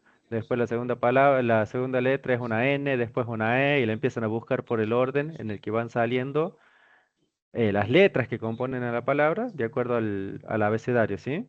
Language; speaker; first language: Spanish; native; Spanish